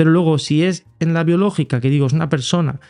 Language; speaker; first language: Spanish; native; Spanish